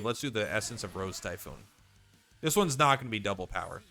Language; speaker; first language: English; native; English